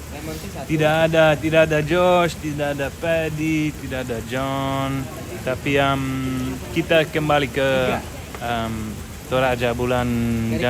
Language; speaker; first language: Indonesian; non-native, learner; English